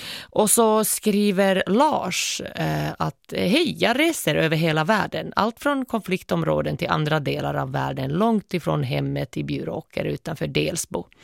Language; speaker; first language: Swedish; native; Swedish